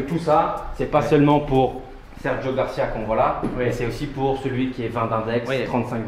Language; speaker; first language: French; native; French